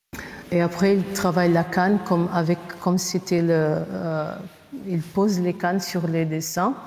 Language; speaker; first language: French; non-native, fluent; Portuguese